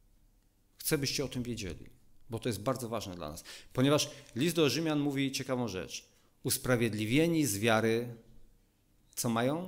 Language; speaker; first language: Polish; native; Polish